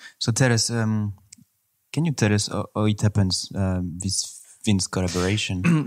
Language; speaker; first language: English; non-native, fluent; French